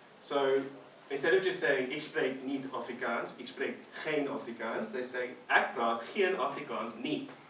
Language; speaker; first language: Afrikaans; non-native, fluent; English